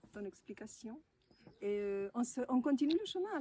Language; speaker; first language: French; non-native, fluent; Spanish